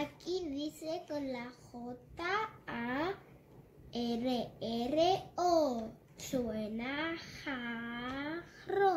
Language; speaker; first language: Spanish; early bilingual, heritage; German